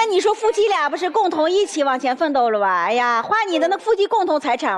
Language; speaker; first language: Chinese; native; Chinese